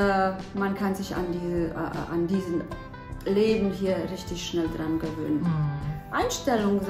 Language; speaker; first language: German; non-native, fluent; Polish